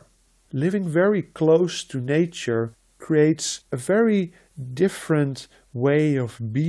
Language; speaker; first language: English; non-native, fluent; Dutch